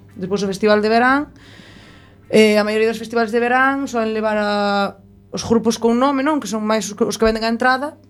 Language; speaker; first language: Galician; non-native, local second language; Spanish